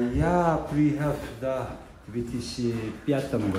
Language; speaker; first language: Ukrainian; non-native, learner; Korean